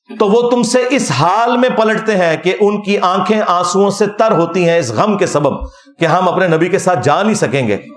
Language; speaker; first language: Urdu; non-native, local second language; Punjabi